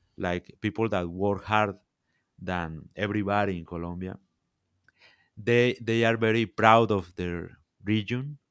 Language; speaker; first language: English; non-native, learner; Spanish